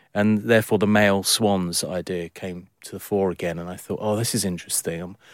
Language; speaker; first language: English; native; English